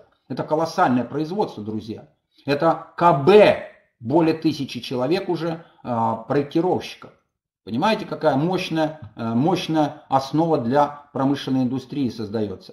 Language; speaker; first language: Russian; native; Russian